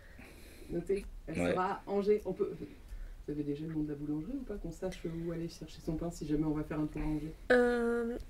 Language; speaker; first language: French; native; French